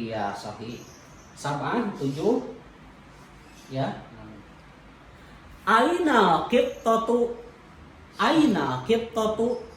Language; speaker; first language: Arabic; non-native, fluent; Indonesian